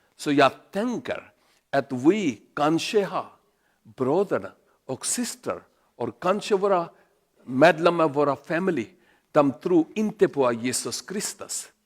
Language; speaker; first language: Swedish; non-native, learner; Urdu